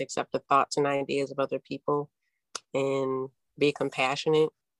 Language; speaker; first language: English; native; English